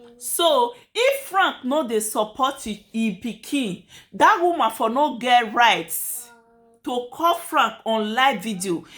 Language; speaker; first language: Nigerian Pidgin; native; Nigerian Pidgin